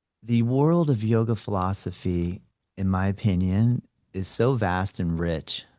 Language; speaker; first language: English; native; English